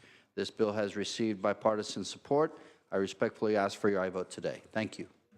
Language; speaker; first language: English; native; English